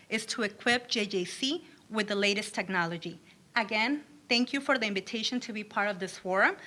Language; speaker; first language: English; early bilingual, other home language; Spanish